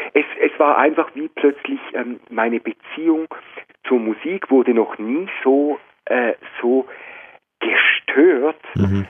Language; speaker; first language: German; native; German